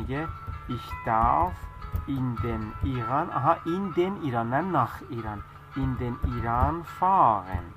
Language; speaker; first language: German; non-native, fluent; Persian